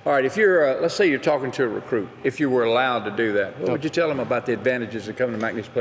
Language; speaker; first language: English; native; English